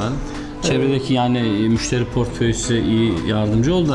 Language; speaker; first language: Turkish; native; Turkish